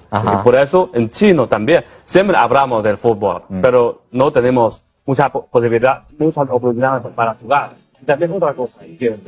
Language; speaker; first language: Spanish; non-native, fluent; Chinese